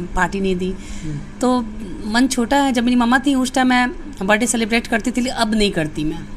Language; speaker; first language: Hindi; native; Hindi